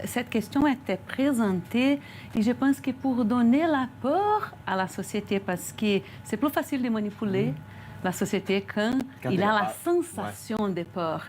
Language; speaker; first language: French; non-native, fluent; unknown